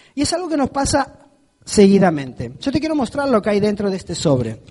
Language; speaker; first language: Spanish; native; Spanish